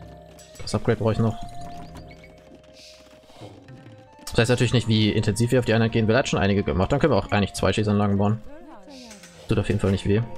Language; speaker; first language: German; native; German